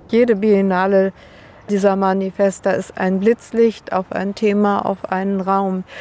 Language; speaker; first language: German; native; German